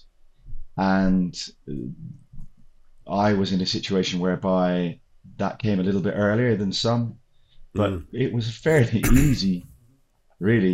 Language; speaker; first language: English; native; English